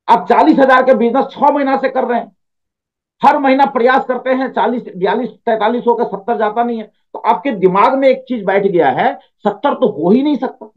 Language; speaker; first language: Hindi; native; Hindi